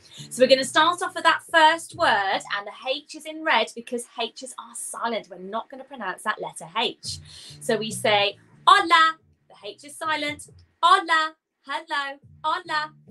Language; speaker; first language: English; native; English